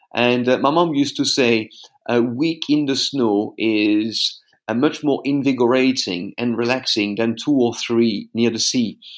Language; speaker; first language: English; non-native, fluent; French